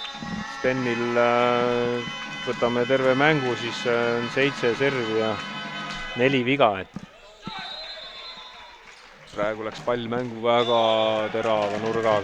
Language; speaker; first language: Estonian; native; Estonian